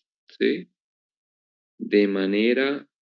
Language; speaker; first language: Spanish; native; Spanish